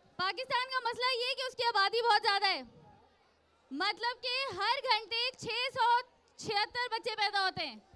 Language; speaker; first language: Urdu; non-native, local second language; Sindhi